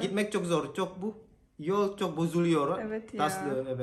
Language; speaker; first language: Turkish; non-native, learner; Indonesian